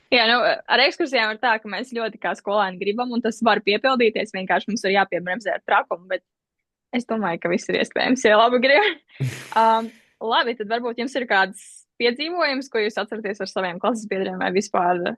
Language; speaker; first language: Latvian; native; Latvian